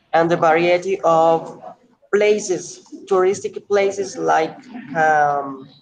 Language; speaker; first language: English; non-native, learner; Spanish